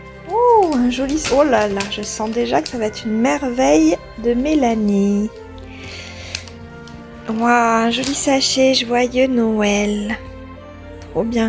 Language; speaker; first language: French; native; French